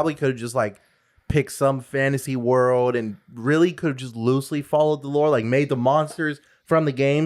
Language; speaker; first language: English; native; English